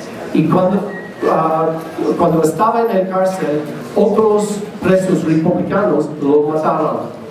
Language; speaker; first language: Spanish; non-native, learner; English